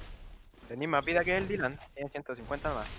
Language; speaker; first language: Spanish; native; Spanish